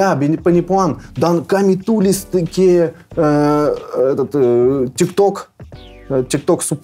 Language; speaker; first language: Indonesian; non-native, learner; Russian